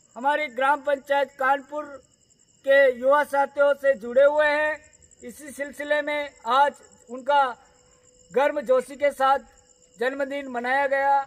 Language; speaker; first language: Hindi; native; Hindi